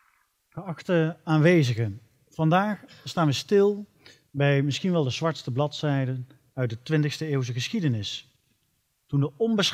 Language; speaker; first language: Dutch; native; Dutch